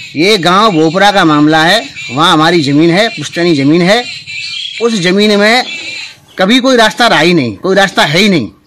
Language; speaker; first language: Hindi; native; Hindi